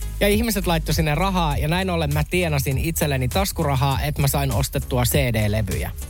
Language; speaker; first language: Finnish; native; Finnish